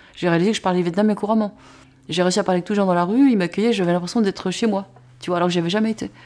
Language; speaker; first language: French; native; French